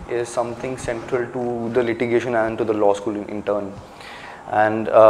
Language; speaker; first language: English; non-native, local second language; Hindi